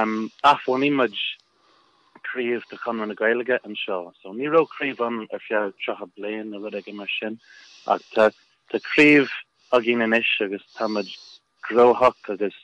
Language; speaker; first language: Irish; non-native, local second language; English